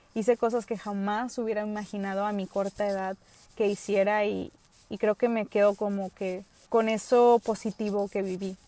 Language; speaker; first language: Spanish; early bilingual, other home language; English